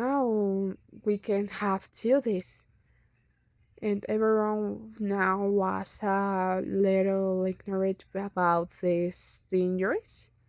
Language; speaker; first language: English; non-native, learner; Spanish